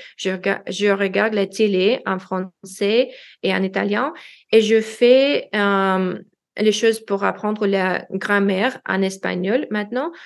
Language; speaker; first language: French; non-native, learner; Russian